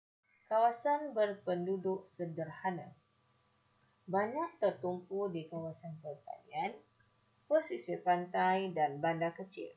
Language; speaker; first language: Malay; native; Malay